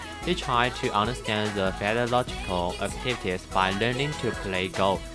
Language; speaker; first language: English; non-native, fluent; Chinese